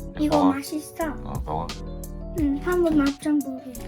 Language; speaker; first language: Korean; early bilingual, heritage; Japanese